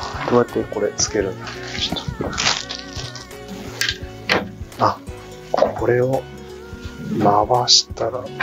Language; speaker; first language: Japanese; native; Japanese